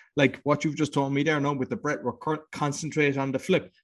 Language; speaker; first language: English; native; English